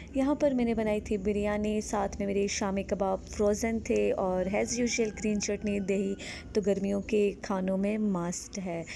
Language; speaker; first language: Hindi; native; Hindi